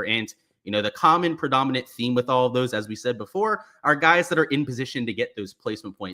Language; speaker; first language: English; native; English